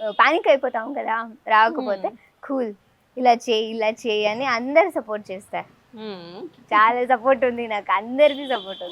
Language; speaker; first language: Telugu; non-native, learner; Kannada